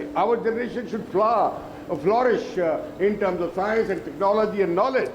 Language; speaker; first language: English; non-native, local second language; Urdu